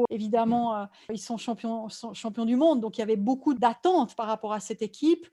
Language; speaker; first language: French; native; French